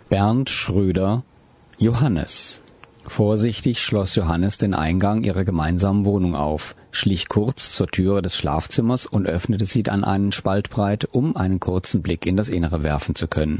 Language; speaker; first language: German; native; German